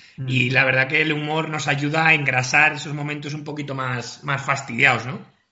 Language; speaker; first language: Spanish; native; Spanish